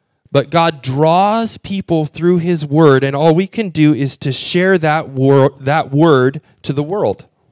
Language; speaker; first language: English; native; English